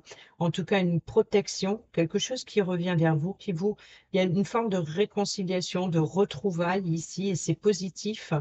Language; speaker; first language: French; native; French